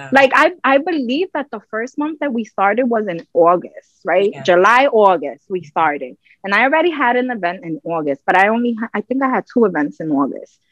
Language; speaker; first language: English; native; English